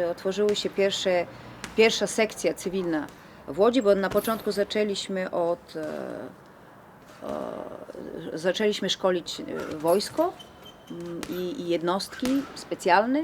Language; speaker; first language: Polish; non-native, fluent; Bulgarian